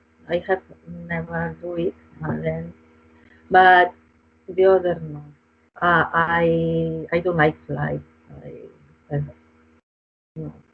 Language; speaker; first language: English; non-native, learner; Spanish